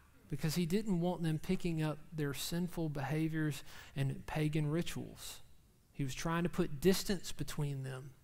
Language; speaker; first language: English; native; English